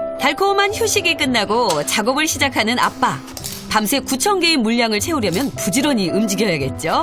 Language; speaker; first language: Korean; native; Korean